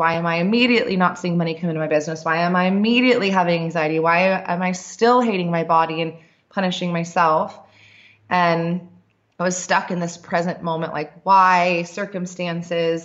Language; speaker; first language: English; native; English